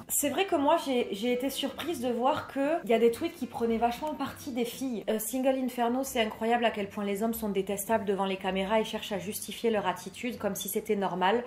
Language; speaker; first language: French; native; French